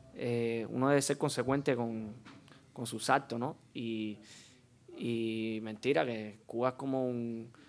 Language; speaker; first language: Spanish; native; Spanish